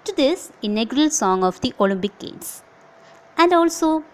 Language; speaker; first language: English; non-native, local second language; Malayalam